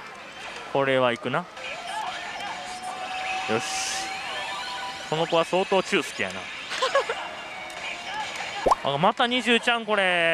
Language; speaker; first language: Japanese; native; Japanese